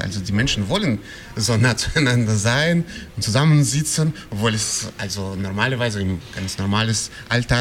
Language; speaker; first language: German; non-native, fluent; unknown